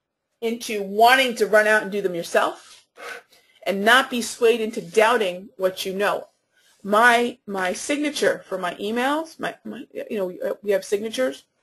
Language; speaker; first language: English; native; English